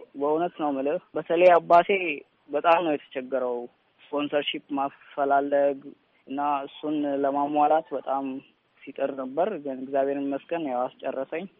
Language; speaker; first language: Amharic; early bilingual, heritage; Amharic